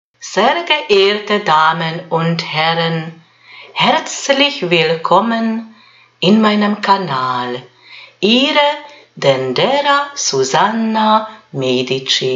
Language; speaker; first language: German; non-native, fluent; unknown